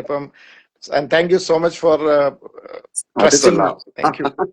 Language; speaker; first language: Malayalam; native; Malayalam